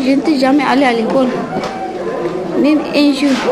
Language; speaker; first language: French; non-native, learner; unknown